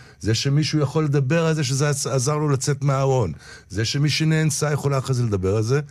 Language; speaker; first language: Hebrew; native; Hebrew